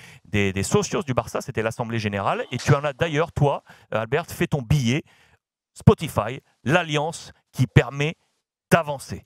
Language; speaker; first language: French; native; French